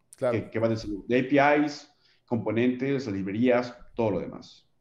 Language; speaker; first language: Spanish; native; Spanish